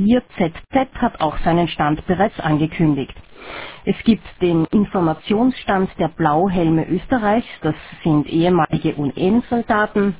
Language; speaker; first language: German; native; German